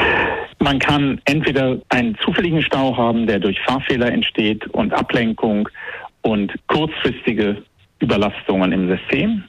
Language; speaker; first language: German; native; German